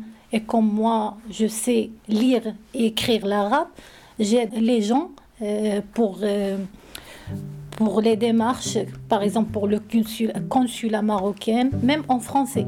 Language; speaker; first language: French; non-native, learner; Arabic